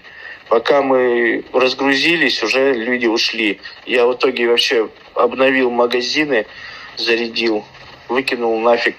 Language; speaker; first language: Russian; native; Russian